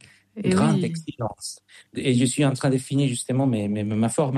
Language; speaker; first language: French; non-native, fluent; Spanish